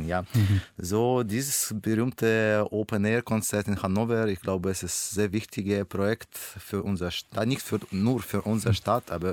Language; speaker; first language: German; non-native, learner; Russian